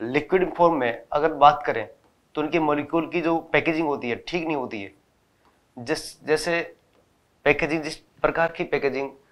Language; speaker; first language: Hindi; native; Hindi